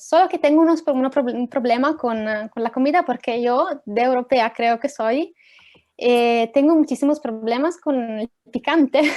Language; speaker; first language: Spanish; non-native, fluent; Italian